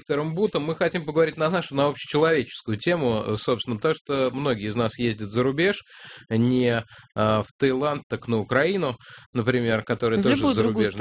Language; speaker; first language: Russian; native; Russian